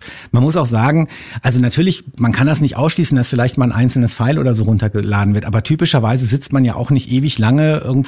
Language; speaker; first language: German; native; German